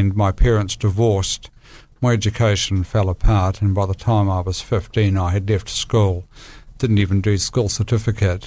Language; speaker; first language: English; native; English